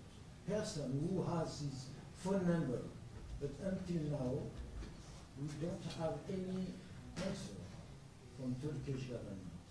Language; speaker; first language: English; non-native, learner; French